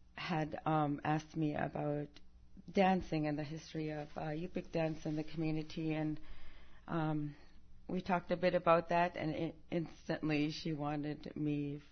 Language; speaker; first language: English; early bilingual, other home language; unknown